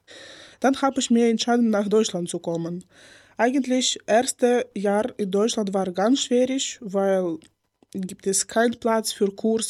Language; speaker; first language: German; non-native, learner; Ukrainian